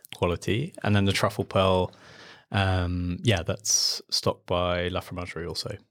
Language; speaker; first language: English; native; English